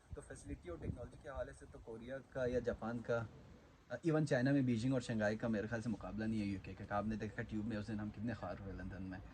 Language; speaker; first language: Urdu; non-native, local second language; Balti